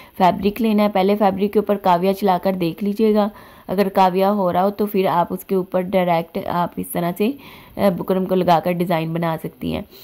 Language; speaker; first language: Urdu; native; Urdu